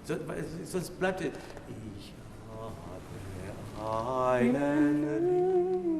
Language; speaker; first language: German; non-native, fluent; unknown